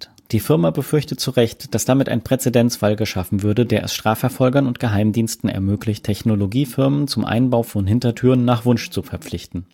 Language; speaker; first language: German; native; German